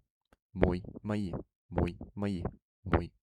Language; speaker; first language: Russian; non-native, learner; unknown